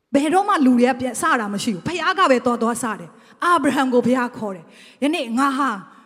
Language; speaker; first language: Burmese; non-native, local second language; Tedim Chin